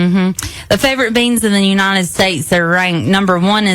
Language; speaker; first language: English; native; English